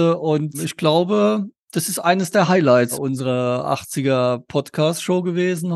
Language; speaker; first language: German; native; German